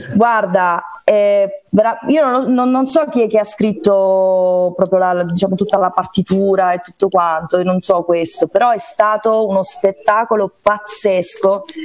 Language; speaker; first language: Italian; native; Italian